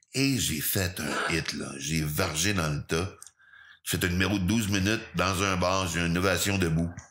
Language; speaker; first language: French; native; French